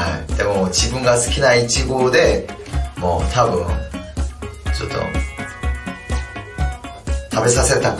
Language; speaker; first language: Japanese; non-native, fluent; Korean